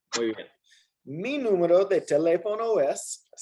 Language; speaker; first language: Spanish; non-native, fluent; English